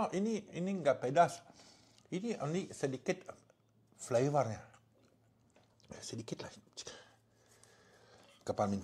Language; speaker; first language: Indonesian; non-native, learner; French